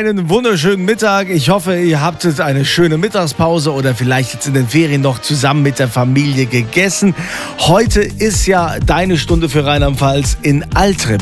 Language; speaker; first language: German; native; German